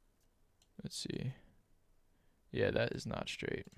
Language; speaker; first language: English; native; English